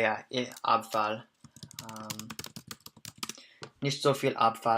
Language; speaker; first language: German; non-native, learner; English